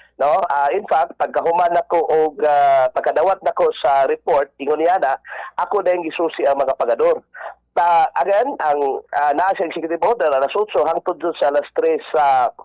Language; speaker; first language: Cebuano; native; Cebuano